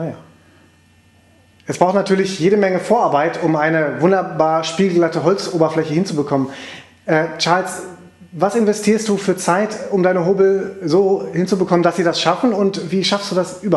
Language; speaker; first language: German; native; German